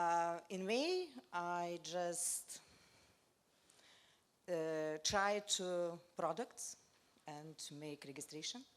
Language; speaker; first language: English; non-native, learner; Lithuanian